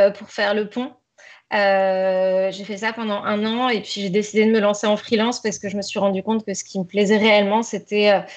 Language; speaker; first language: French; native; French